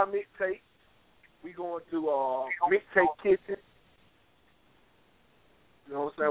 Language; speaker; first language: English; native; English